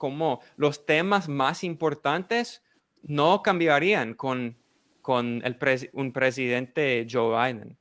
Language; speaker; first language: Spanish; non-native, fluent; English